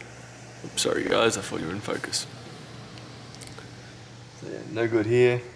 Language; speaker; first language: English; native; English